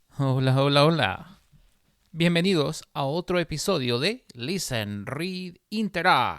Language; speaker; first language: Spanish; non-native, fluent; English